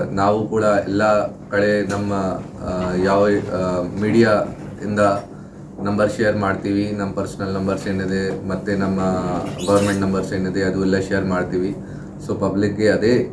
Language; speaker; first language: Kannada; non-native, local second language; Hindi